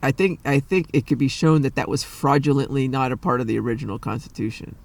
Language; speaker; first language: English; native; English